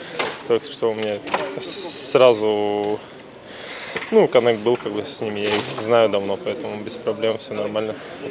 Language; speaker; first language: Russian; native; Russian